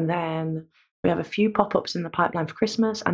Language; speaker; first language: English; native; English